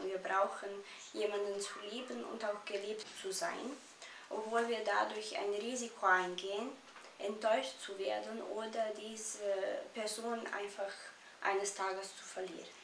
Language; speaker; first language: German; non-native, fluent; Serbian